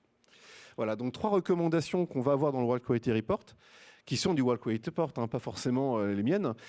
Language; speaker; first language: French; native; French